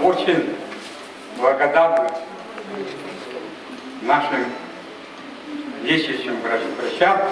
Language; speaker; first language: Russian; non-native, local second language; Yakut